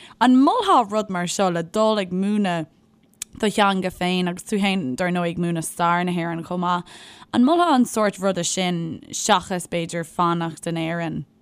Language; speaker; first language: Irish; native; Irish